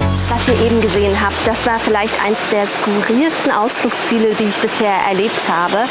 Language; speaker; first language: German; native; German